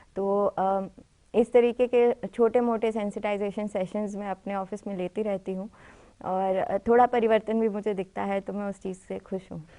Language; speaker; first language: Hindi; native; Hindi